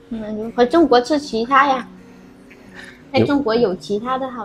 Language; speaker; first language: Chinese; non-native, fluent; Vietnamese